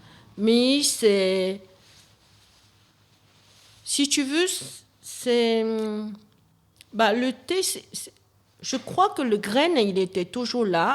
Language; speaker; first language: French; non-native, fluent; Chinese